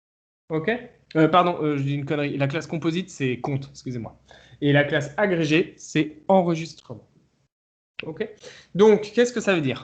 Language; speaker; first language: French; native; French